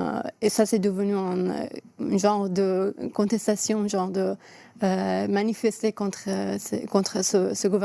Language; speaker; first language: French; non-native, fluent; Persian